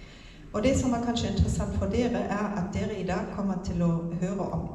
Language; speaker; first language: Norwegian; non-native, fluent; German